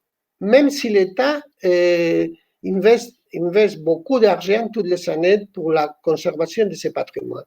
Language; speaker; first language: French; non-native, fluent; Spanish